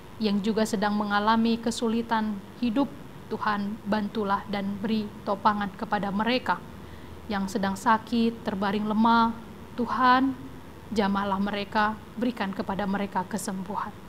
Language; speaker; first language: Indonesian; native; Indonesian